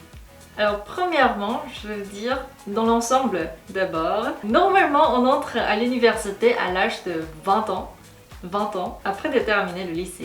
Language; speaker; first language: French; non-native, fluent; Korean